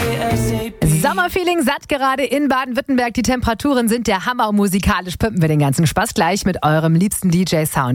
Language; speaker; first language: German; native; German